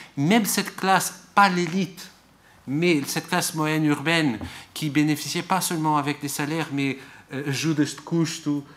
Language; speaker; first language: French; non-native, fluent; Portuguese